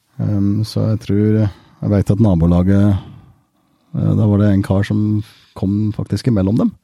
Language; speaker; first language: Norwegian; early bilingual, heritage; Norwegian